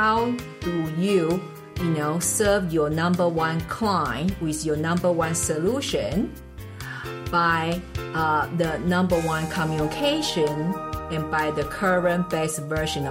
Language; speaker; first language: English; non-native, fluent; Chinese